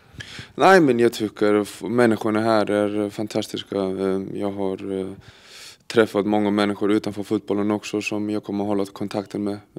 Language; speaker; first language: Swedish; non-native, fluent; Icelandic